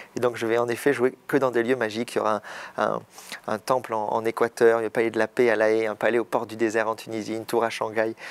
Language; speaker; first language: French; native; French